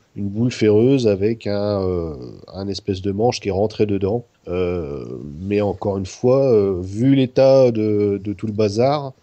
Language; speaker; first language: French; native; French